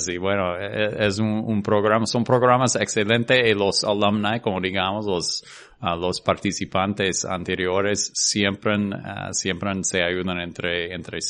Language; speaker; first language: Spanish; non-native, fluent; English